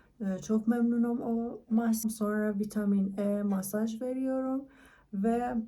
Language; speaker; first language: Turkish; non-native, learner; Persian